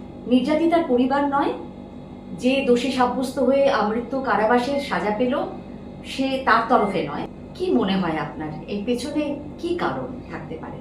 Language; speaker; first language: Bangla; native; Bangla